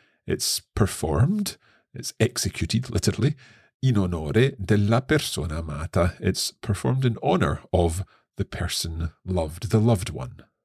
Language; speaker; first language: English; native; English